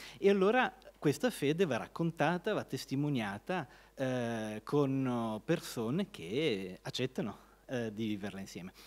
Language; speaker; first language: Italian; native; Italian